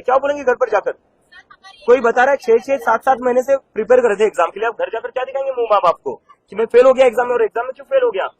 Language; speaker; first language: Hindi; non-native, local second language; Marathi